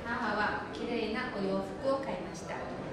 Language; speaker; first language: Japanese; non-native, fluent; Chinese